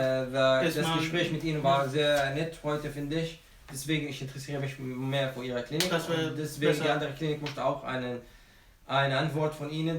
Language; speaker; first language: German; non-native, fluent; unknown